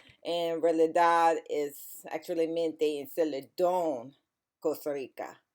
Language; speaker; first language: Spanish; non-native, learner; English